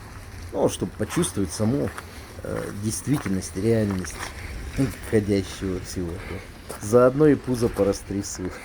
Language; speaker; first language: Russian; native; Russian